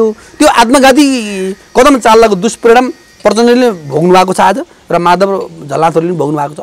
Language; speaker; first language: Nepali; native; Nepali